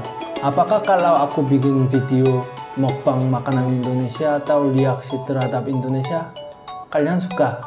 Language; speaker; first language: Indonesian; non-native, fluent; Korean